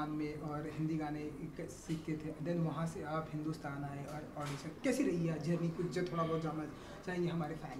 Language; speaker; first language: Hindi; native; Hindi